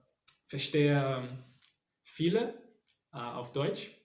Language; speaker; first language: German; non-native, learner; Portuguese